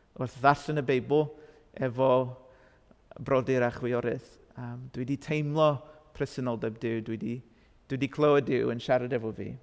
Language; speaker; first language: Welsh; non-native, fluent; English